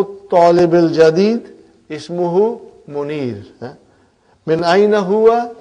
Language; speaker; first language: Arabic; non-native, fluent; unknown